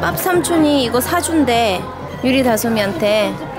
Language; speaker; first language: Korean; native; Korean